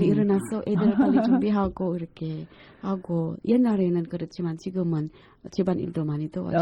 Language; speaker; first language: Korean; non-native, fluent; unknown